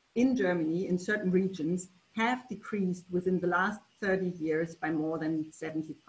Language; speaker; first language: English; non-native, fluent; German